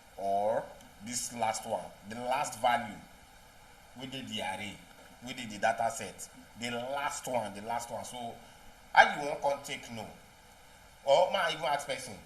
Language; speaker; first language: Nigerian Pidgin; non-native, local second language; Yoruba